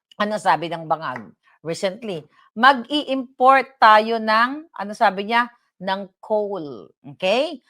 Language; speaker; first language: Filipino; non-native, local second language; Cebuano